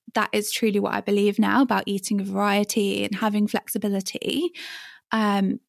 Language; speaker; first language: English; native; English